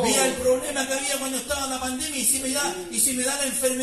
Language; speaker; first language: Spanish; native; Spanish